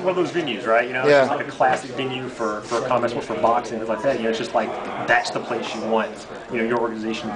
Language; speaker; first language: English; native; English